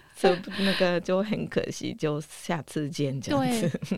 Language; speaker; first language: Chinese; non-native, fluent; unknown